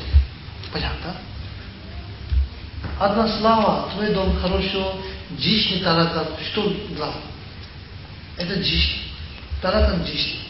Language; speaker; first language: Russian; non-native, learner; Tibetan